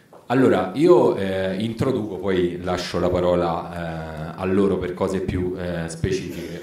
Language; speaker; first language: Italian; native; Italian